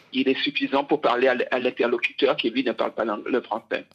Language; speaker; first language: French; native; French